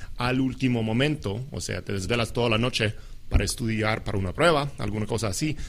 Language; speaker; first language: Spanish; non-native, fluent; English